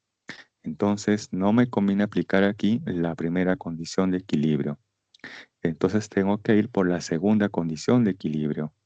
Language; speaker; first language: Spanish; native; Spanish